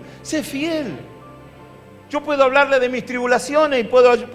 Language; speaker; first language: Spanish; native; Spanish